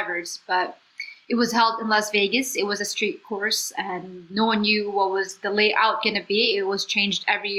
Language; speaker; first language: English; non-native, local second language; Filipino